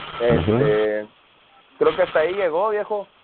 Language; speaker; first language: Spanish; early bilingual, heritage; Spanish